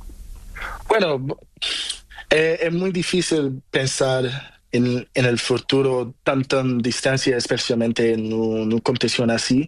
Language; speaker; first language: Spanish; non-native, learner; Portuguese